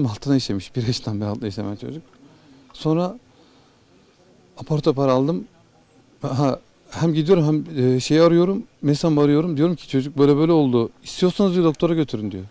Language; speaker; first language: Turkish; native; Turkish